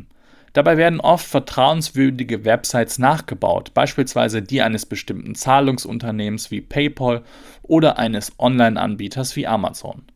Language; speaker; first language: German; native; German